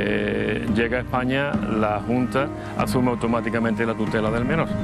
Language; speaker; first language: Spanish; native; Spanish